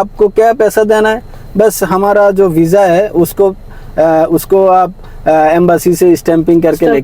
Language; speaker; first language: Hindi; non-native, fluent; Bangla